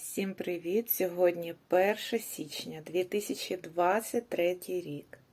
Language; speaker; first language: Ukrainian; non-native, local second language; Russian